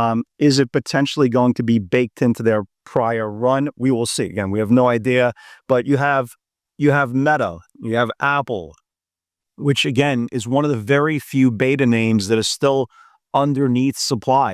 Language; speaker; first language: English; native; English